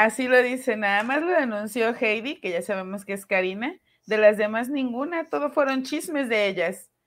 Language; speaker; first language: Spanish; native; Spanish